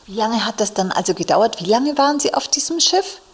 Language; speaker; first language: German; native; German